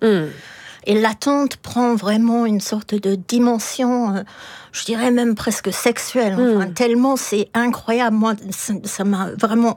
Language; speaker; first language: French; non-native, fluent; English